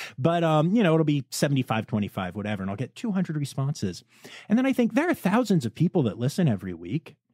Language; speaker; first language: English; native; English